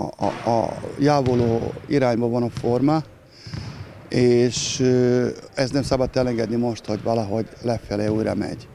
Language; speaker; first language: Hungarian; non-native, learner; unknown